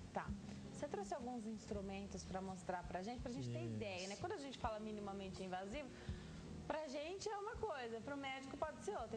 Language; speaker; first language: Portuguese; native; Portuguese